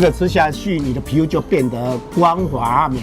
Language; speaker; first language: Chinese; native; Chinese